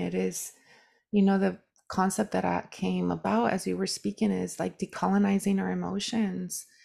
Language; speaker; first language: English; early bilingual, other home language; Spanish